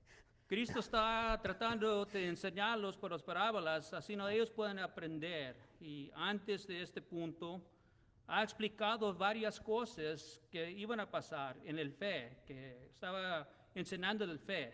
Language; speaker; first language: Spanish; non-native, learner; English